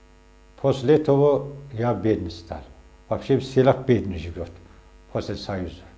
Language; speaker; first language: Russian; non-native, local second language; Azerbaijani